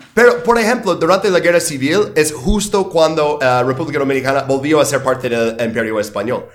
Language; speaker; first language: Spanish; non-native, fluent; English